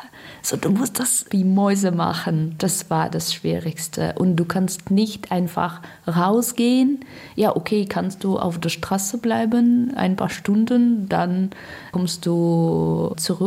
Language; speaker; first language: German; non-native, learner; Russian